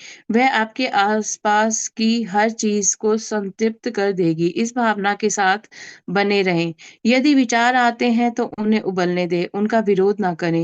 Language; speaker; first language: Hindi; native; Hindi